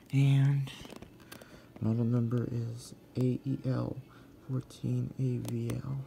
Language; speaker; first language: English; native; English